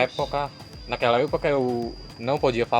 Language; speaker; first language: Portuguese; non-native, fluent; Indonesian